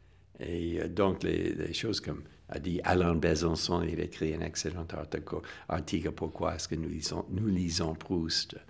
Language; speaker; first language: French; non-native, fluent; English